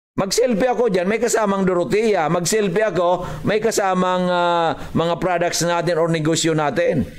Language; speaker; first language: Filipino; non-native, local second language; Bikol